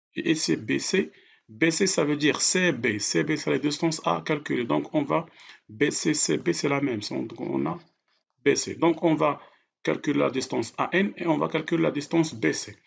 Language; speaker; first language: French; non-native, local second language; Arabic